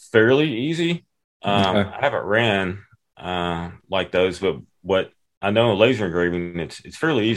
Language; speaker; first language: English; native; English